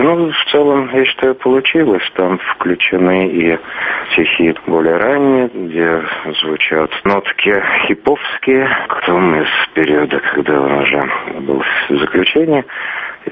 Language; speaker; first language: Russian; native; Russian